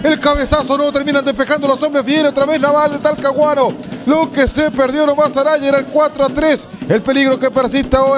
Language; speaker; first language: Spanish; native; Spanish